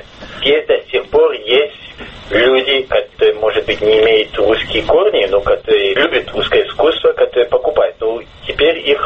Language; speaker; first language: Russian; early bilingual, heritage; English